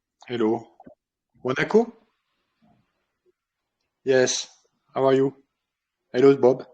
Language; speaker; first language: English; non-native, learner; French